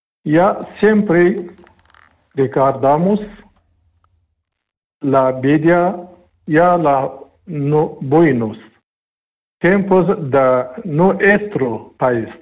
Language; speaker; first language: Spanish; non-native, learner; Pashto